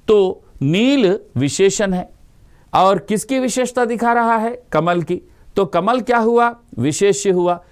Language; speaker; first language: Hindi; non-native, local second language; Telugu